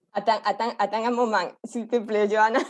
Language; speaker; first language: French; non-native, learner; Spanish